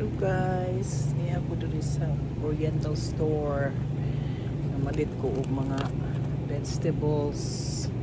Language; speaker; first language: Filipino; non-native, local second language; Cebuano